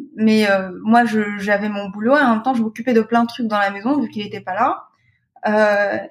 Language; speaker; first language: French; non-native, local second language; Arabic